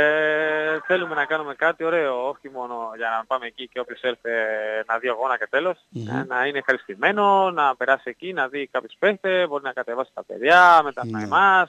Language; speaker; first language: Greek; non-native, learner; Spanish